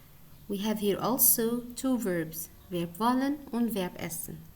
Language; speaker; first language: German; non-native, learner; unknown